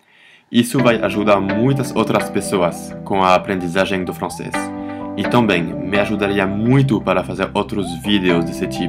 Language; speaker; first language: Portuguese; non-native, fluent; French